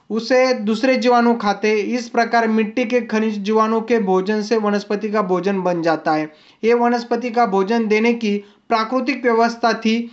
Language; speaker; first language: Hindi; non-native, local second language; Marathi